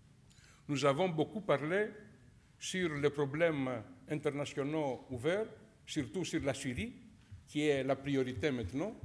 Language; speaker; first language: French; non-native, fluent; Greek